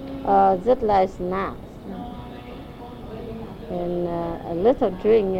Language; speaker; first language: English; non-native, learner; Vietnamese